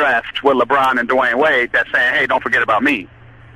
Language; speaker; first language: English; native; English